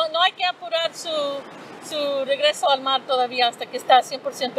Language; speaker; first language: Spanish; early bilingual, other home language; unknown